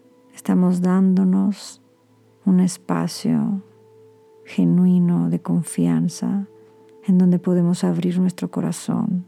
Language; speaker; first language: Spanish; native; Spanish